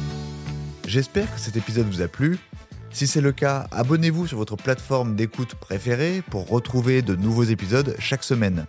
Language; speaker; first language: French; native; French